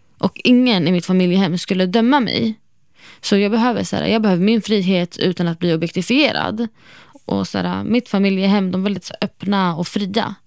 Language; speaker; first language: Swedish; non-native, fluent; Arabic